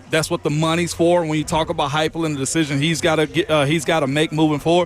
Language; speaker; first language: English; native; English